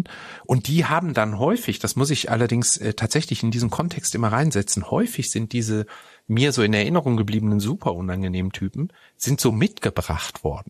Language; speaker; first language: German; native; German